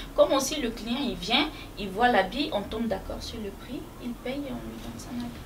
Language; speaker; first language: French; non-native, local second language; Fula